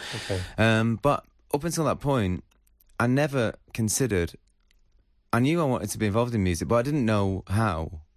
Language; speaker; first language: English; native; English